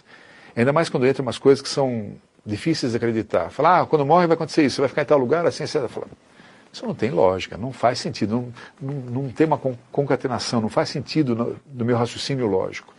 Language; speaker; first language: Portuguese; native; Portuguese